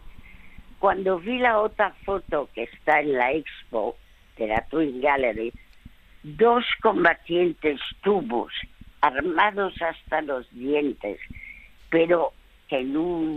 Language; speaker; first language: Spanish; early bilingual, other home language; French